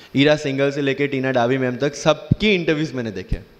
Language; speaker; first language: Hindi; non-native, local second language; Gujarati